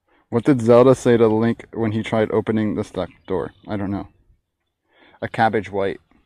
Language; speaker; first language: English; native; English